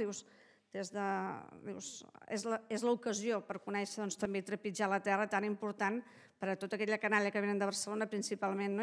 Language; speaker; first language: Catalan; native; Catalan